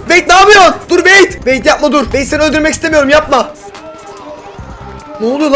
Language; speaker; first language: Turkish; native; Turkish